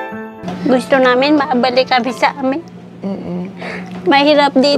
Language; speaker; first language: Filipino; non-native, local second language; Maranao